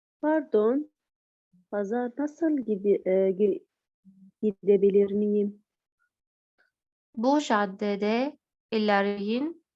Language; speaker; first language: Turkish; non-native, learner; Arabic